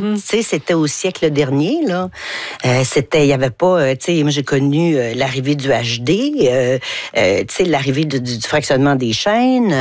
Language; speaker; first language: French; native; French